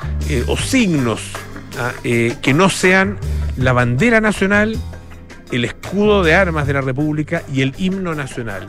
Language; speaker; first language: Spanish; native; Spanish